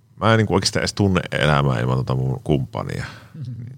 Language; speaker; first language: Finnish; native; Finnish